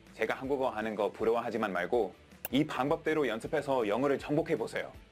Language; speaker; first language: Korean; non-native, fluent; English